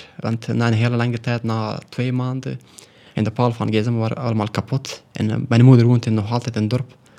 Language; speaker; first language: Dutch; non-native, learner; Pashto